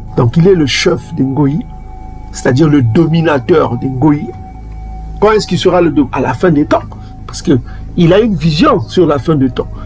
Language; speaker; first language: French; non-native, local second language; Kongo